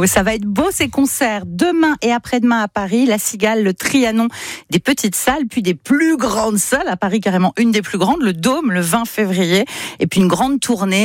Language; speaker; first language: French; native; French